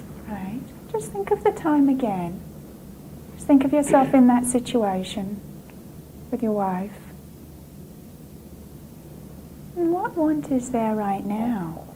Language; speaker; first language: English; native; English